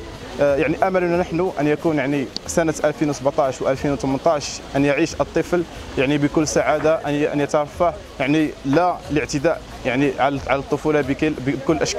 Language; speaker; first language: Arabic; native; Arabic